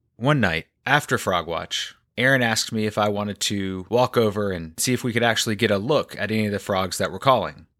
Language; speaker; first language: English; native; English